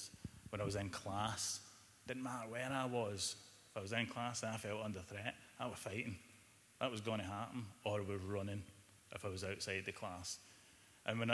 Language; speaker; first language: English; native; English